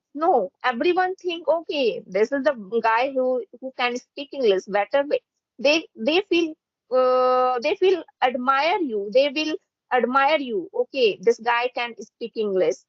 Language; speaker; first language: English; non-native, fluent; Hindi